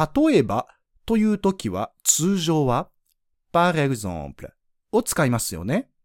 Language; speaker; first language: Japanese; native; Japanese